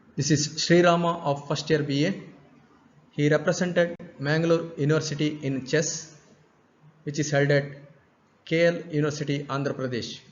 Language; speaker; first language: English; non-native, local second language; Kannada